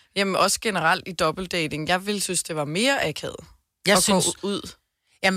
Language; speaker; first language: Danish; native; Danish